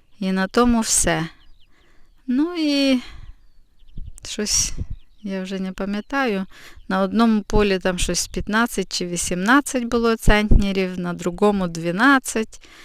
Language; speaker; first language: Ukrainian; native; Ukrainian